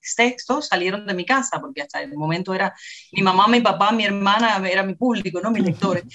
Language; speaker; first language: Spanish; native; Spanish